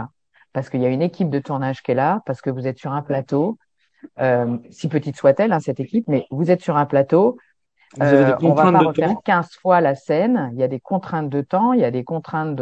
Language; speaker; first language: French; native; French